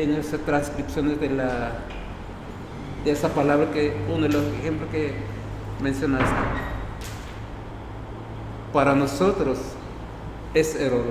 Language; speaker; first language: Spanish; non-native, local second language; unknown